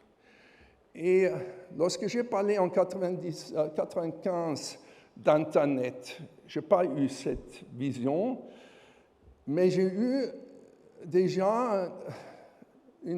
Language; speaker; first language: French; non-native, fluent; German